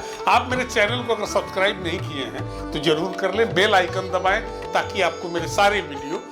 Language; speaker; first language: Hindi; native; Hindi